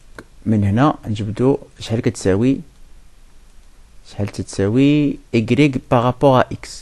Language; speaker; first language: Arabic; native; Arabic